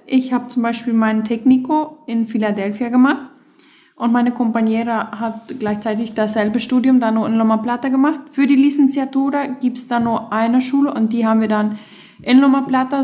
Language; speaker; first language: German; non-native, local second language; Plautdietsch